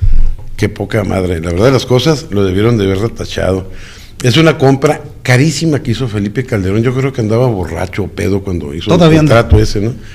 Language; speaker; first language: Spanish; native; Spanish